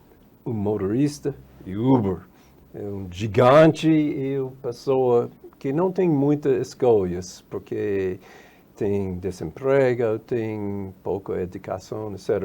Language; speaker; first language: Portuguese; non-native, fluent; English